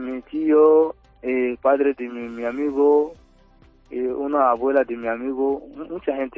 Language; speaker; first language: Spanish; non-native, learner; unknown